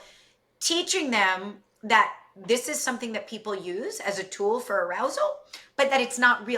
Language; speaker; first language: English; native; English